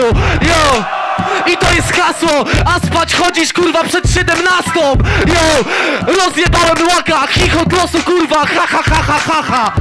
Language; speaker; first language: Polish; native; Polish